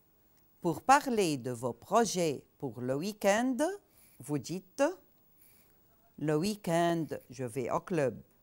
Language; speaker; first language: French; non-native, fluent; Arabic